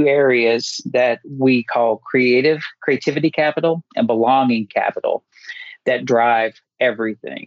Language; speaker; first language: English; native; English